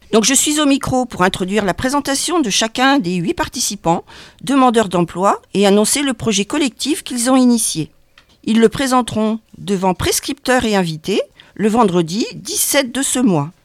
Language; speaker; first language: French; native; French